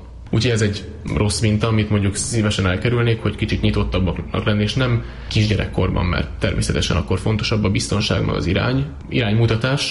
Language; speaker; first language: Hungarian; native; Hungarian